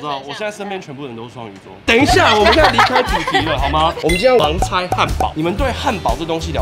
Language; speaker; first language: Chinese; native; Chinese